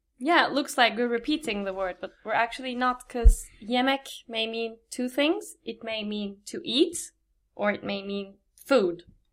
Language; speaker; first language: English; non-native, fluent; Turkish